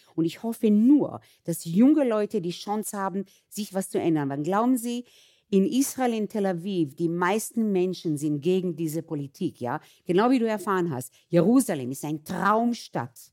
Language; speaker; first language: German; early bilingual, other home language; Hebrew